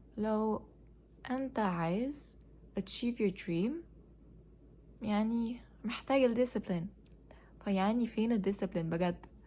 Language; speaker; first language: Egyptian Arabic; non-native, learner; English